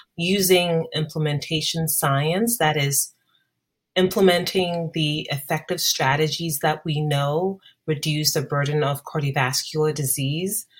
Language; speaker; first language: English; non-native, local second language; Akan